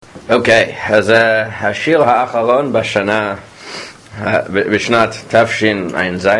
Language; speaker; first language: Hebrew; non-native, fluent; English